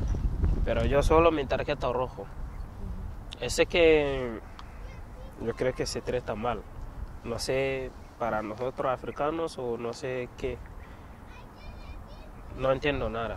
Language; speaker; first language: Spanish; non-native, learner; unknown